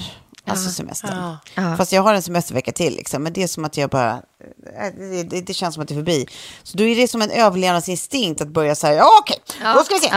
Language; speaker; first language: Swedish; native; Swedish